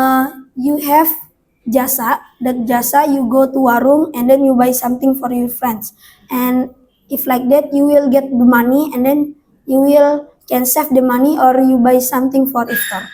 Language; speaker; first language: English; non-native, learner; Indonesian